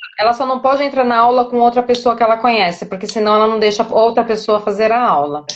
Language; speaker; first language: Portuguese; native; Portuguese